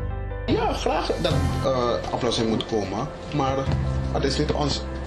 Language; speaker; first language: Dutch; non-native, local second language; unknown